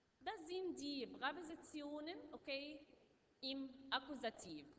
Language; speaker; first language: German; non-native, learner; Arabic